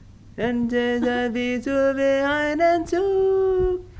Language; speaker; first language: German; non-native, learner; Indonesian